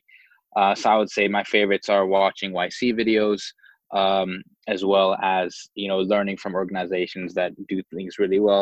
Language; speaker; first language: English; non-native, local second language; Swahili